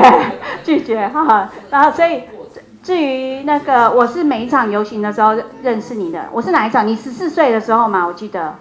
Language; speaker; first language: Chinese; native; Chinese